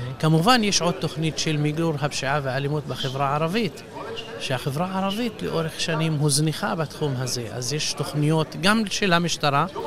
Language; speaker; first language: Hebrew; non-native, local second language; Arabic